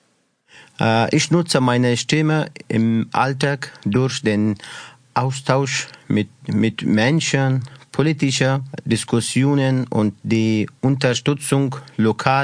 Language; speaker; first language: German; non-native, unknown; Persian